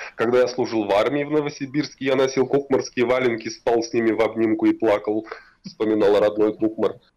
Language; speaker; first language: Russian; non-native, local second language; Tatar